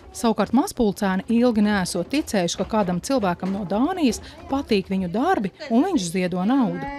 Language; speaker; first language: Latvian; native; Latvian